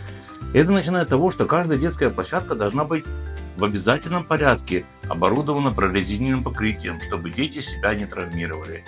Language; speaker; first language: Russian; native; Russian